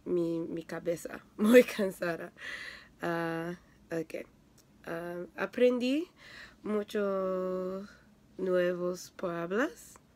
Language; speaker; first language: Spanish; non-native, learner; English